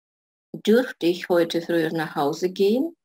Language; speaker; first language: German; non-native, fluent; Russian